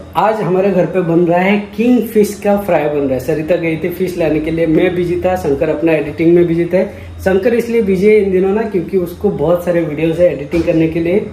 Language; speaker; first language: Hindi; non-native, local second language; Konkani